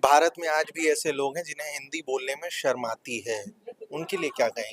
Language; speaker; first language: Hindi; native; Hindi